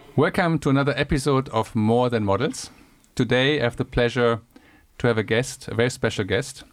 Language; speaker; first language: English; non-native, fluent; German